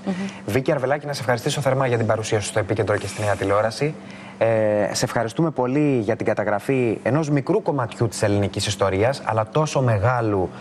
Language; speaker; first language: Greek; native; Greek